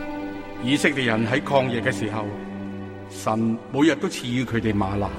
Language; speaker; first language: Chinese; native; Chinese